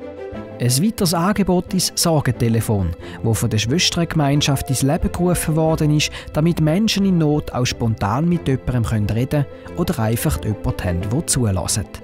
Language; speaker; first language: German; native; German